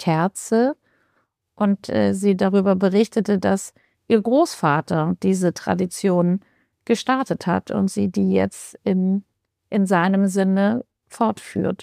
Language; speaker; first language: German; native; German